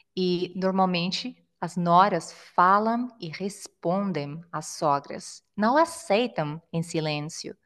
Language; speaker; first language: Portuguese; non-native, fluent; Italian